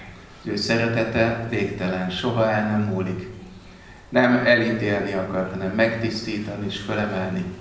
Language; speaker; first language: Hungarian; native; Hungarian